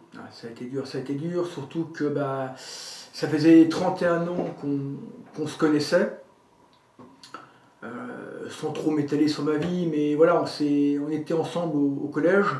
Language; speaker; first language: French; native; French